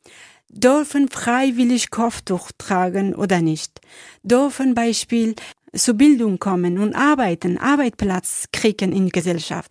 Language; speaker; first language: German; non-native, learner; Persian